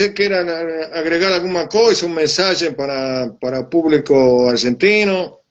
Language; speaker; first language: Portuguese; non-native, learner; Spanish